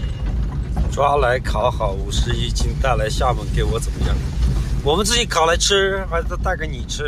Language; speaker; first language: Chinese; native; Chinese